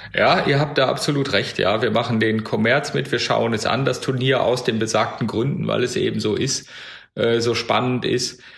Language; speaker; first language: German; native; German